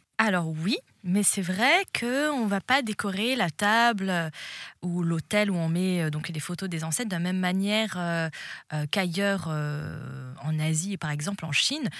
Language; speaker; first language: French; early bilingual, other home language; Cantonese